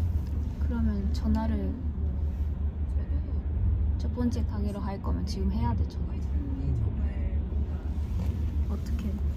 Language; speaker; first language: Korean; non-native, fluent; Japanese